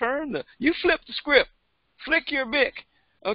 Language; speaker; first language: English; native; English